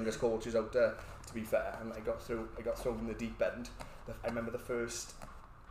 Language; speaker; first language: English; native; English